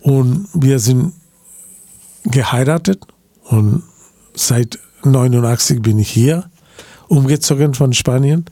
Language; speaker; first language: German; non-native, learner; Bangla